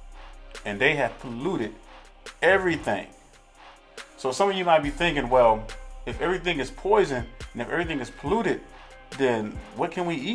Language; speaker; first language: English; native; English